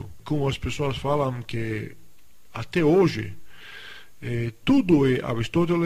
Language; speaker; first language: Portuguese; non-native, fluent; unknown